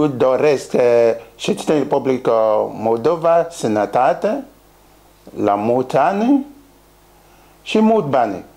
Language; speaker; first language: Romanian; non-native, learner; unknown